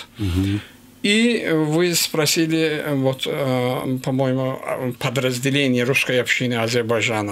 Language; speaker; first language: Russian; non-native, local second language; Azerbaijani